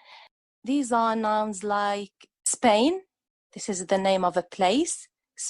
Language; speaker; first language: English; non-native, fluent; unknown